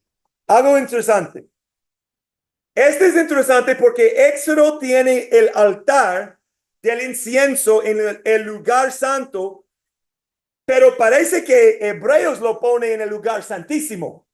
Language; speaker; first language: Spanish; non-native, fluent; English